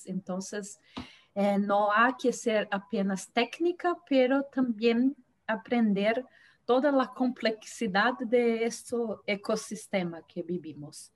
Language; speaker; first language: Spanish; non-native, fluent; Portuguese